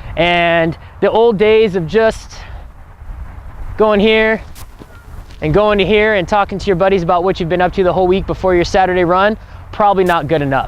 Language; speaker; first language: English; native; English